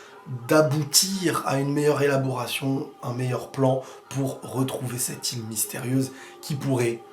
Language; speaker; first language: French; native; French